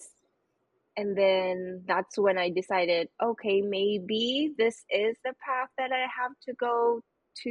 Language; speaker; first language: English; non-native, local second language; Filipino